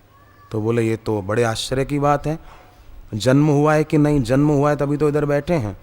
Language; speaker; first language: Hindi; native; Hindi